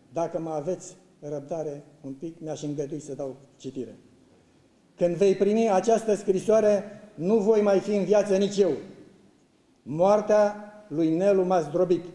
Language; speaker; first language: Romanian; native; Romanian